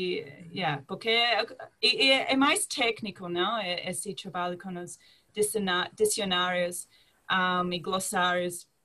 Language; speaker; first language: Portuguese; non-native, fluent; English